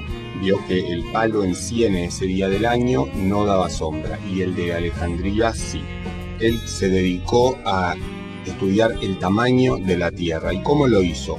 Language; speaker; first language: Spanish; native; Spanish